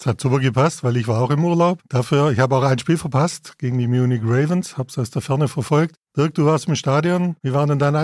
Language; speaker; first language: German; native; German